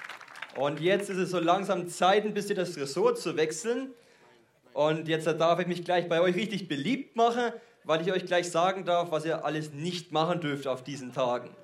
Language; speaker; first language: German; native; German